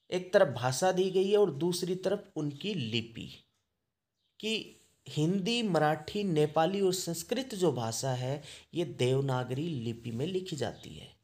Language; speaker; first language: Hindi; native; Hindi